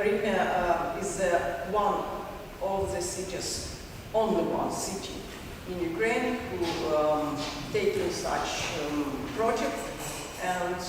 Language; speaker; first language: English; non-native, learner; Ukrainian